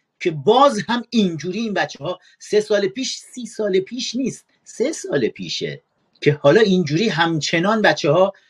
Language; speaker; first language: Persian; native; Persian